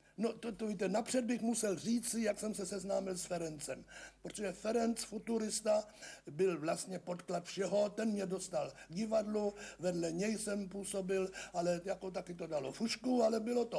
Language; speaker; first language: Czech; native; Czech